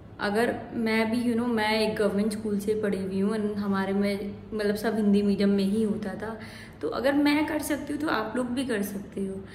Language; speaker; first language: Hindi; native; Hindi